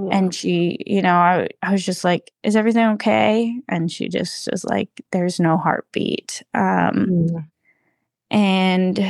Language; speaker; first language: English; native; English